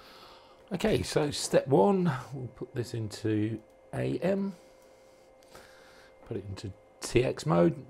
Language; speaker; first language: English; native; English